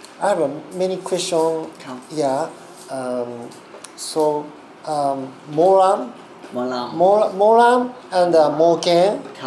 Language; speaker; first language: English; non-native, learner; Thai